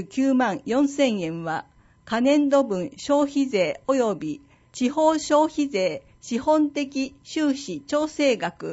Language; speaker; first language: Japanese; native; Japanese